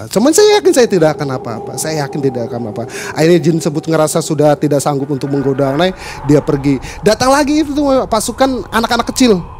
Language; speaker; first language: Indonesian; non-native, local second language; Sundanese